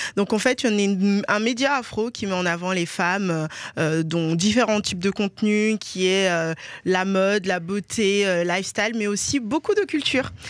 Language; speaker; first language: French; early bilingual, other home language; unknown